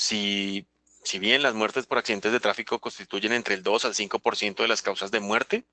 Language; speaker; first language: Spanish; native; Spanish